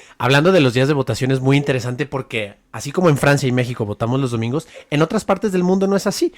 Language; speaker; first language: Spanish; native; Spanish